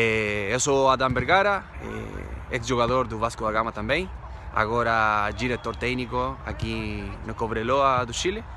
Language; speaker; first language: Portuguese; non-native, fluent; Spanish